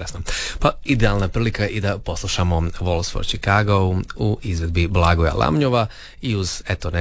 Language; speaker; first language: Serbian; native; Serbian